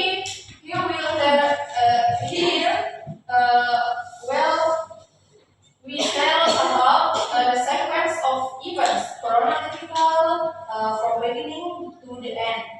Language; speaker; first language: English; non-native, learner; Indonesian